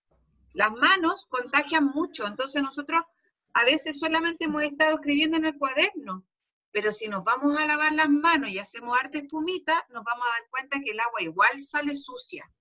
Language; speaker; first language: Spanish; native; Spanish